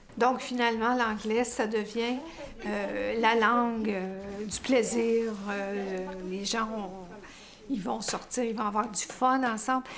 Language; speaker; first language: French; native; French